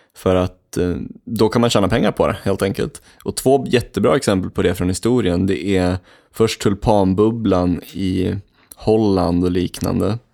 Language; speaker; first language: Swedish; native; Swedish